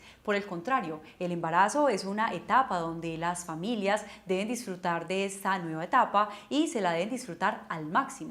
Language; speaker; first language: Spanish; native; Spanish